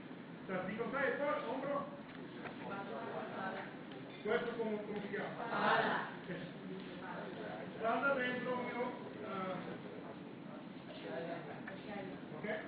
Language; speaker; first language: Italian; non-native, learner; Romanian